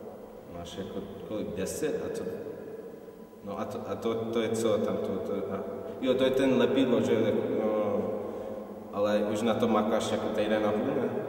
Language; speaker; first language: Czech; non-native, fluent; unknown